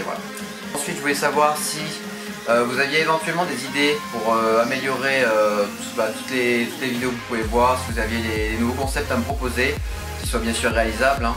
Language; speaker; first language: French; native; French